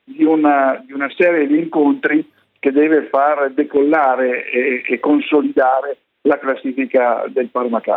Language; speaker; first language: Italian; native; Italian